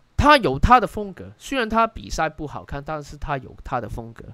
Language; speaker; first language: Chinese; non-native, local second language; Cantonese